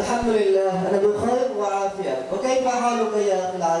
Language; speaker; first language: Arabic; non-native, learner; Bangla